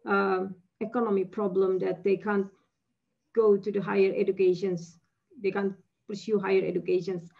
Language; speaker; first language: English; non-native, fluent; Indonesian